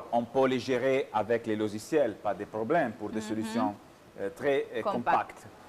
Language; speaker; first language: French; non-native, fluent; Italian